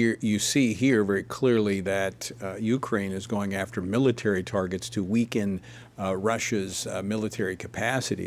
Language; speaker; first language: English; native; English